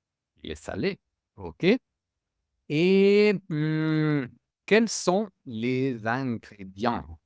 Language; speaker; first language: French; non-native, fluent; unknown